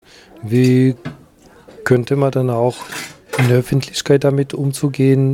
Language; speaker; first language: German; non-native, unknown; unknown